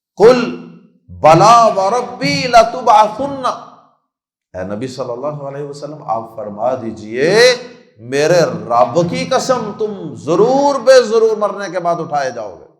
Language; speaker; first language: Urdu; non-native, local second language; Punjabi